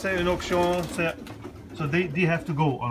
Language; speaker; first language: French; non-native, learner; Dutch